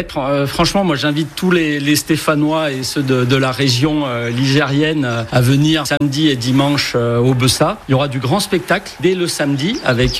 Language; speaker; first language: French; native; French